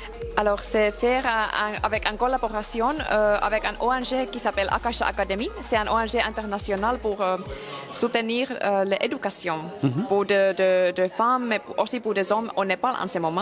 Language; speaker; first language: French; non-native, learner; Finnish